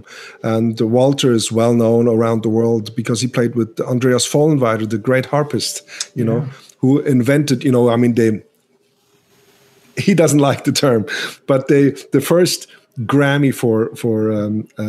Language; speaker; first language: English; non-native, fluent; Swiss German